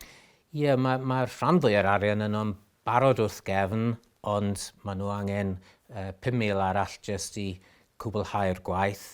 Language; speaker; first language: Welsh; native; Welsh